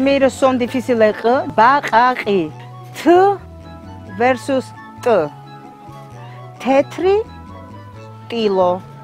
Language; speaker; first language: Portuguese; non-native, fluent; Georgian